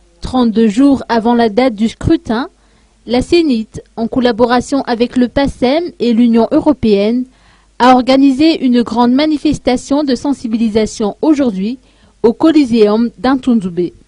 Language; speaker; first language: French; non-native, local second language; Malagasy